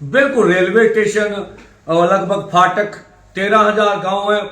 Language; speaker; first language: Hindi; non-native, local second language; Punjabi